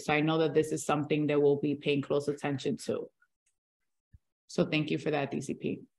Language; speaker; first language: English; early bilingual, other home language; Spanish